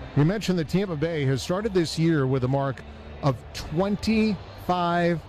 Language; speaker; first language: English; native; English